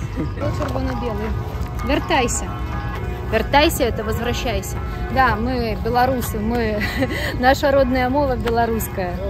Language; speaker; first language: Russian; non-native, local second language; Belarusian